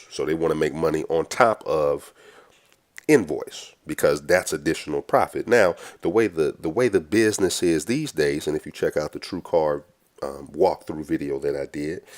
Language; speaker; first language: English; native; English